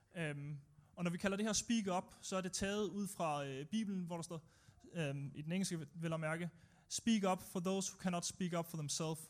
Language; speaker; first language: Danish; native; Danish